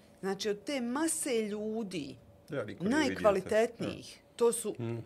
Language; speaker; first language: Bosnian; native; Bosnian